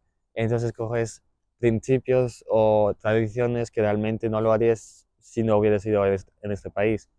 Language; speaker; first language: Spanish; non-native, fluent; German